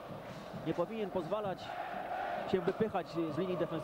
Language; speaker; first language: Polish; native; Polish